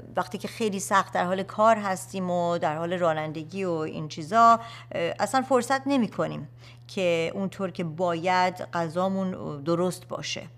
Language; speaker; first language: Persian; native; Persian